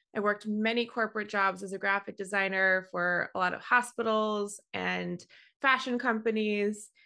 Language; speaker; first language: English; native; English